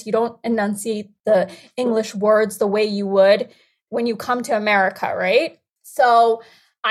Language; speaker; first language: English; non-native, local second language; Bangla